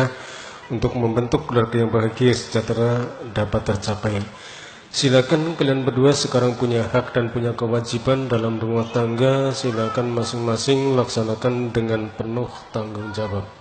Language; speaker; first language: Indonesian; non-native, local second language; Javanese